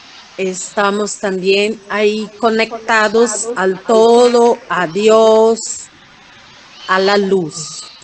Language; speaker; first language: Spanish; non-native, fluent; Portuguese